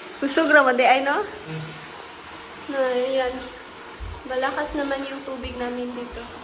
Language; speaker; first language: Filipino; native; Filipino